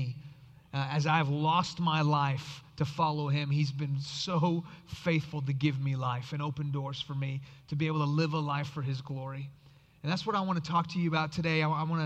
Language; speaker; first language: English; early bilingual, other home language; Persian